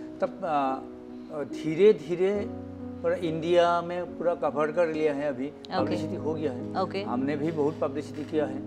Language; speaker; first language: Hindi; non-native, local second language; Assamese